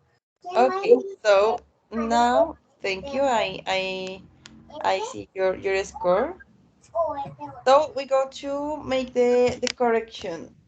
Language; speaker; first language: English; non-native, learner; Spanish